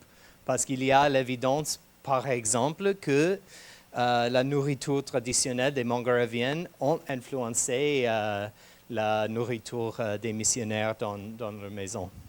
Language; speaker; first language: French; non-native, fluent; English